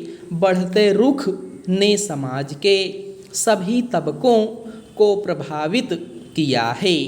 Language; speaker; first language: Hindi; native; Hindi